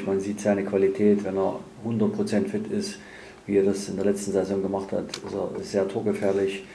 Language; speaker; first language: German; native; German